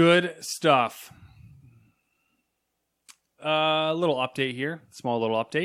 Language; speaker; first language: English; native; English